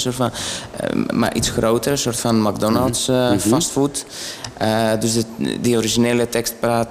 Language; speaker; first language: Dutch; non-native, fluent; Greek